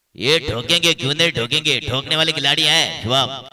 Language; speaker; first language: Hindi; non-native, local second language; Marathi